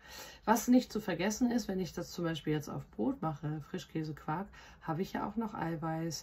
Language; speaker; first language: German; native; German